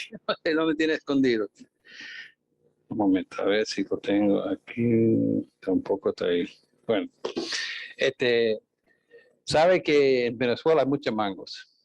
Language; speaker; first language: Spanish; non-native, fluent; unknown